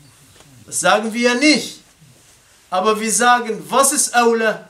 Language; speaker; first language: German; non-native, fluent; Arabic